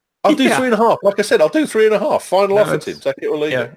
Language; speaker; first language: English; native; English